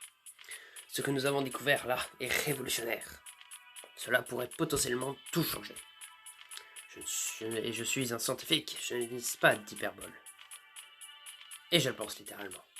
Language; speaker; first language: French; native; French